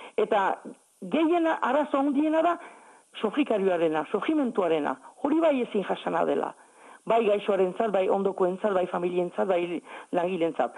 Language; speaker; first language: Basque; native; Basque